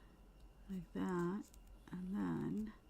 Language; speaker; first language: English; native; English